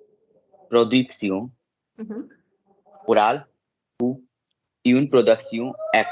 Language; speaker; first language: French; non-native, learner; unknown